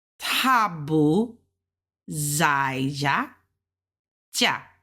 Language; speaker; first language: Chinese; non-native, learner; English